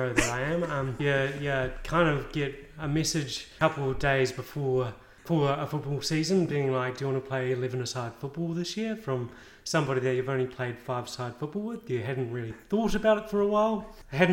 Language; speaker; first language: English; native; English